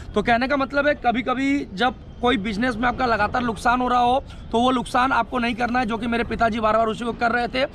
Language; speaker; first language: Hindi; non-native, local second language; Bangla